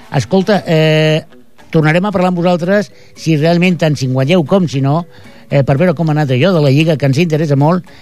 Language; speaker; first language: Catalan; native; Catalan